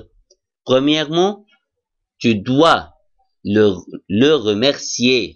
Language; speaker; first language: French; non-native, fluent; Arabic